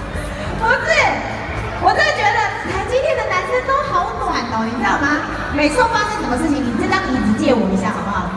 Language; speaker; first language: Chinese; native; Chinese